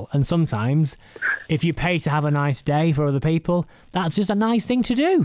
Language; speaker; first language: English; native; English